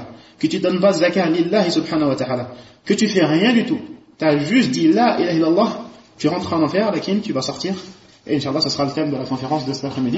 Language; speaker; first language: French; native; French